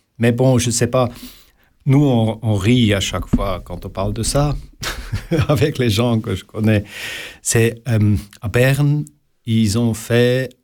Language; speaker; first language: French; non-native, local second language; Swiss German